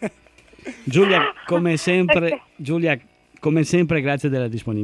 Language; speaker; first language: Italian; native; Italian